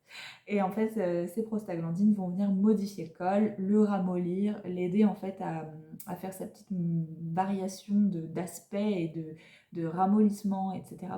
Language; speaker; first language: French; native; French